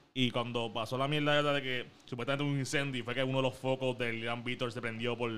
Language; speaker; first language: Spanish; early bilingual, heritage; Spanish